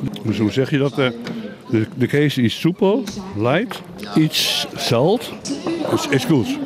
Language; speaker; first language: German; non-native, learner; Dutch